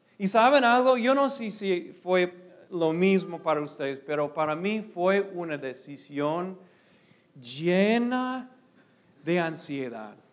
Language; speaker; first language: Spanish; non-native, fluent; English